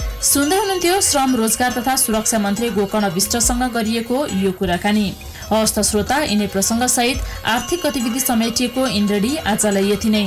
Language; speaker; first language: Nepali; native; Nepali